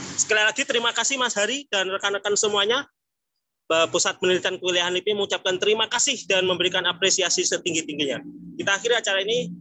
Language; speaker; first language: Indonesian; native; Indonesian